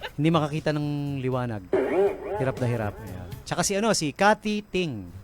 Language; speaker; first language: Filipino; native; Filipino